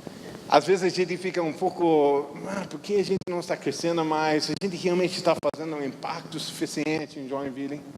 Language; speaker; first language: Portuguese; non-native, fluent; English